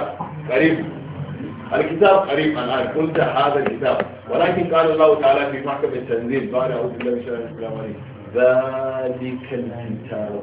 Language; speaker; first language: Arabic; non-native, fluent; Hausa